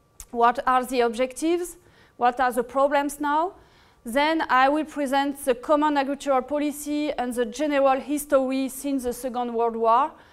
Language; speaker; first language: English; non-native, fluent; French